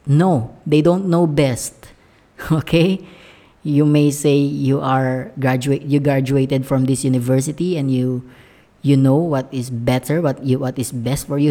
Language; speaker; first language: English; non-native, local second language; Filipino